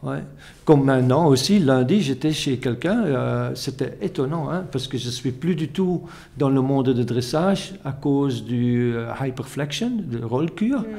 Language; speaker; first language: French; non-native, fluent; Dutch